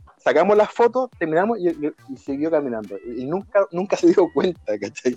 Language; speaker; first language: Spanish; native; Spanish